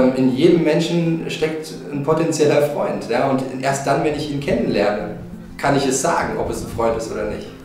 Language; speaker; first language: German; native; German